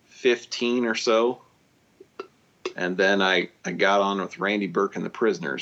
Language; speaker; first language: English; native; English